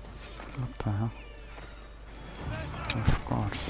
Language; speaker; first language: English; non-native, learner; Lithuanian